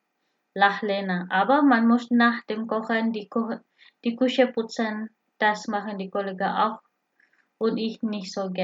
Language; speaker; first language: German; non-native, fluent; Indonesian